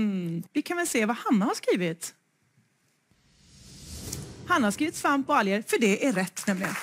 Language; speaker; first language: Swedish; native; Swedish